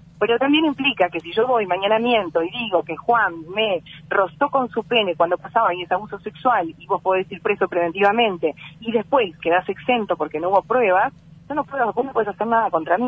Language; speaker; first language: Spanish; native; Spanish